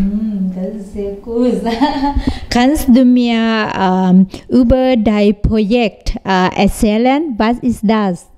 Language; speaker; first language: German; non-native, learner; Thai